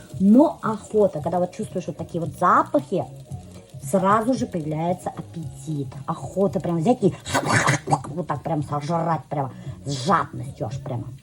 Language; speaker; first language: Russian; non-native, local second language; Bashkir